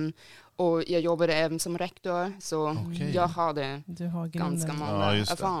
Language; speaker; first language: Swedish; non-native, fluent; German